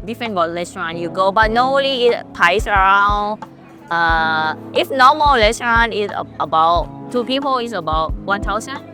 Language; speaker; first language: English; non-native, learner; Thai